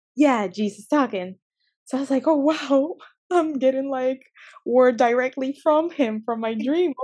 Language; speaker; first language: English; early bilingual, other home language; Spanish